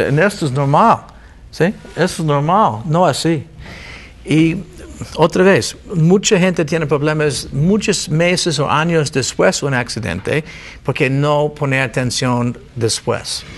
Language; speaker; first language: Spanish; non-native, learner; English